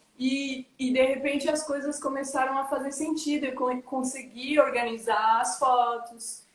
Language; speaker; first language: Portuguese; early bilingual, heritage; French